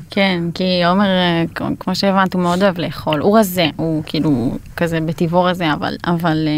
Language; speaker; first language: Hebrew; native; Hebrew